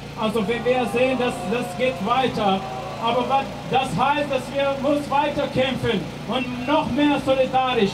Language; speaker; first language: German; non-native, fluent; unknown